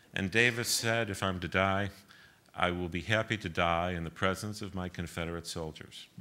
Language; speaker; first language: English; native; English